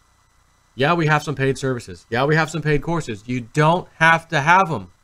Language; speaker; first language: English; native; English